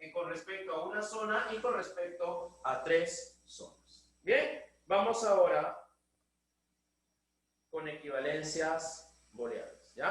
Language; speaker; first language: Spanish; native; Spanish